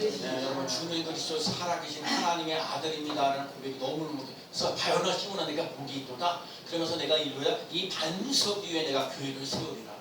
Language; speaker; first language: Korean; native; Korean